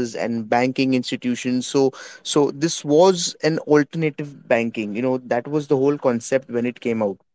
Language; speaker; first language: English; non-native, local second language; Hindi